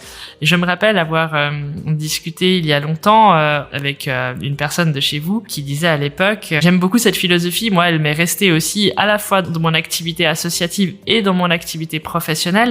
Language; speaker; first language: French; native; French